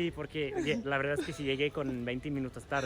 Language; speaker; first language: Spanish; non-native, fluent; English